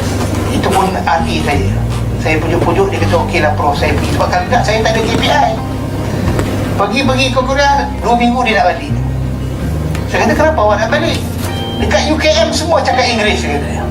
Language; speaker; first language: Malay; native; Malay